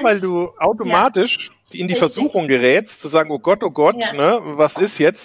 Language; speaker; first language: German; native; German